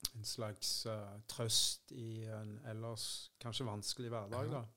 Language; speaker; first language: Norwegian; early bilingual, other home language; Dutch